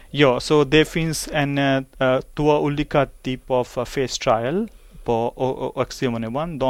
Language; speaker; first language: Swedish; non-native, learner; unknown